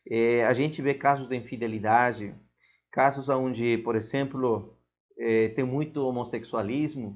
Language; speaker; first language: Portuguese; non-native, fluent; Spanish